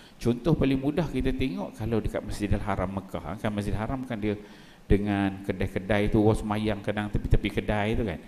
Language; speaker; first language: Malay; native; Malay